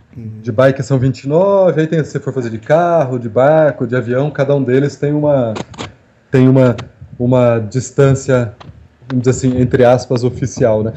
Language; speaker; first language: Portuguese; native; Portuguese